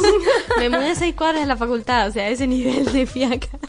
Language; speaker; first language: Spanish; native; Spanish